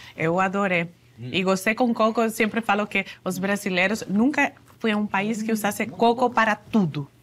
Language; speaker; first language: Portuguese; non-native, fluent; Spanish